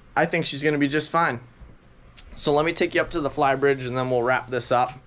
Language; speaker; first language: English; native; English